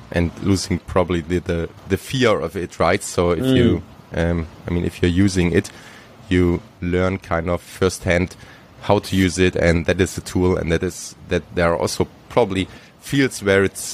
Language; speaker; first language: English; non-native, fluent; German